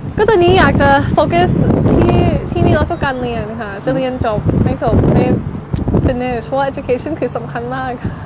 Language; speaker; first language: Thai; early bilingual, heritage; Thai